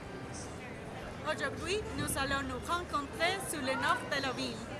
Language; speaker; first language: French; non-native, learner; Spanish